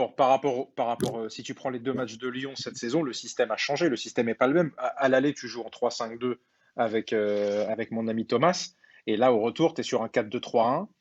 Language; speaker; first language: French; native; French